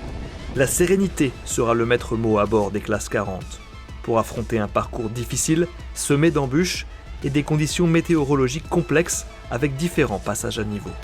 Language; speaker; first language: French; native; French